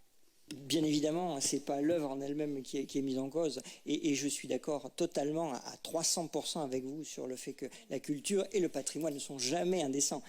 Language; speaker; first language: French; native; French